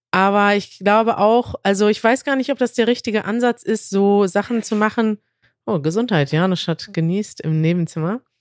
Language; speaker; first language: German; native; German